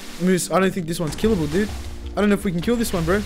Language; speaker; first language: English; native; English